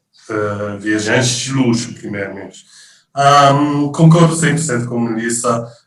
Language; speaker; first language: Portuguese; non-native, fluent; English